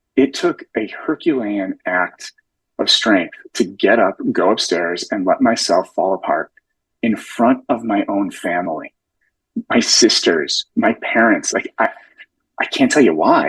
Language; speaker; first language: English; native; English